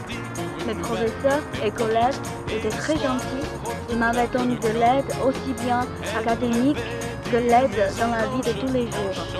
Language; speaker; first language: French; non-native, fluent; Chinese